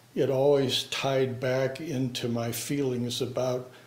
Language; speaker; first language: English; native; English